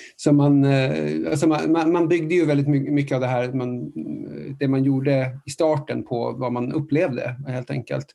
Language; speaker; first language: Swedish; non-native, fluent; Norwegian